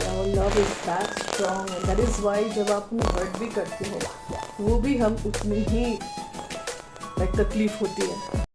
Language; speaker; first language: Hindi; non-native, local second language; Bangla